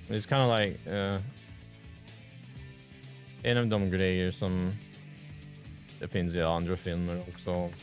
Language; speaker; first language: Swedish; non-native, fluent; English